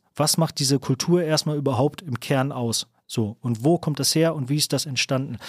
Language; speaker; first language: German; native; German